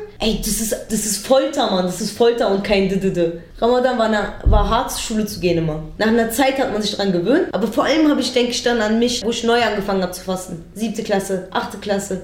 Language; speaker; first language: German; early bilingual, other home language; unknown